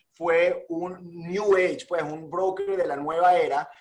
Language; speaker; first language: Spanish; native; Spanish